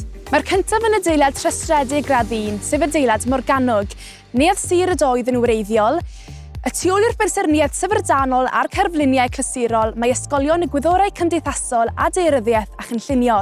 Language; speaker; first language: Welsh; native; Welsh